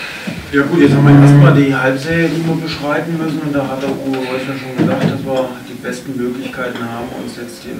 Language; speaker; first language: German; native; German